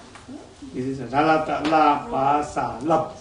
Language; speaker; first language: English; non-native, learner; Tibetan